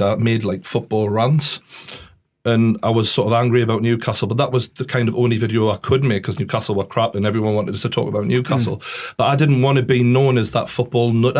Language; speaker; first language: English; native; English